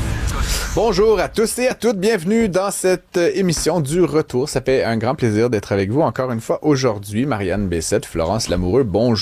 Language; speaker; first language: French; native; French